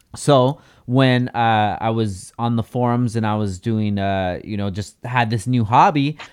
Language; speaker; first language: English; native; English